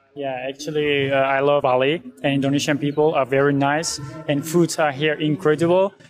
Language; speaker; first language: English; non-native, learner; Uzbek